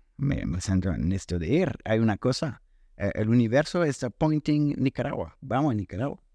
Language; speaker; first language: Spanish; non-native, fluent; French